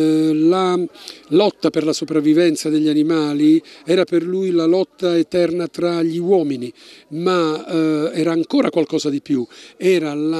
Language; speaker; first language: Italian; native; Italian